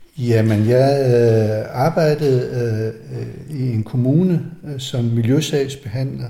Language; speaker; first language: Danish; native; Danish